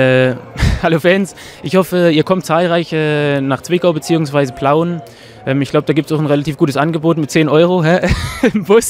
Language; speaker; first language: German; native; German